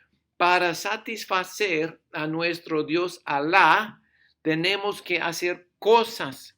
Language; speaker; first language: Spanish; non-native, fluent; English